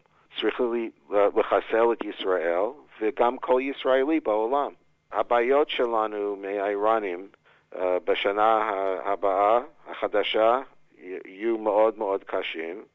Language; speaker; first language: Hebrew; non-native, fluent; English